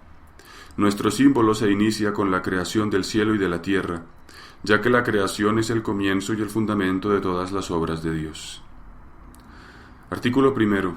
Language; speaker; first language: Spanish; native; Spanish